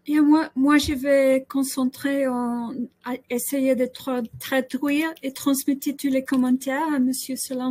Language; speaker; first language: French; non-native, learner; English